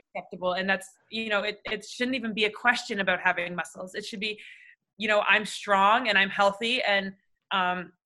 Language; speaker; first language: English; native; English